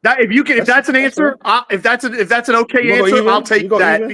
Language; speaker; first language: English; native; English